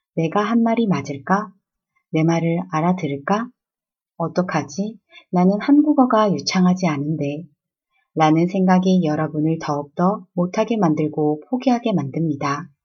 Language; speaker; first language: Korean; native; Korean